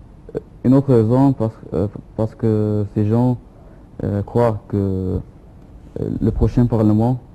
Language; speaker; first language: French; non-native, fluent; Arabic